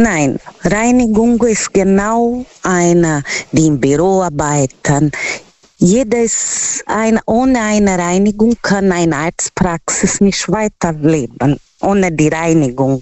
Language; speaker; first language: German; non-native, fluent; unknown